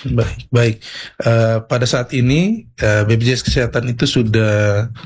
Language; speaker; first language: Indonesian; native; Indonesian